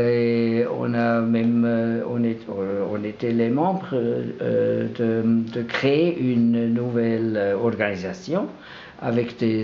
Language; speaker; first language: French; non-native, local second language; German